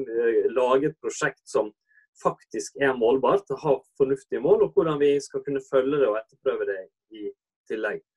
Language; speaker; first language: Norwegian; native; Norwegian